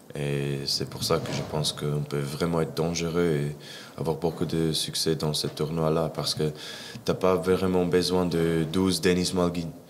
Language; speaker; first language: French; non-native, fluent; English